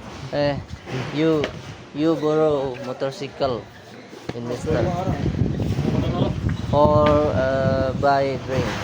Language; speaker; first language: English; non-native, learner; Indonesian